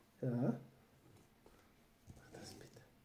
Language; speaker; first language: German; non-native, learner; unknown